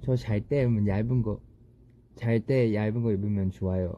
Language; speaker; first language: Korean; non-native, fluent; Thai